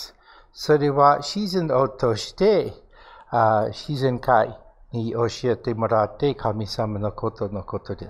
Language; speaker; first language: Japanese; non-native, fluent; English